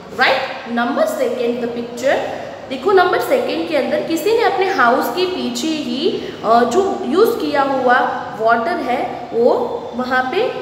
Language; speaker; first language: Hindi; non-native, local second language; Gujarati